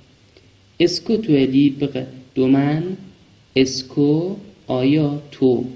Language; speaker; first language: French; non-native, fluent; Persian